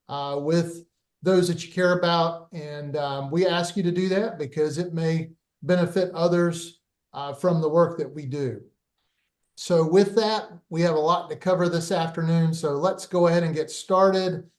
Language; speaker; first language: English; native; English